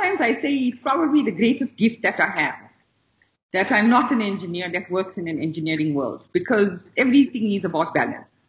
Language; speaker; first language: English; native; English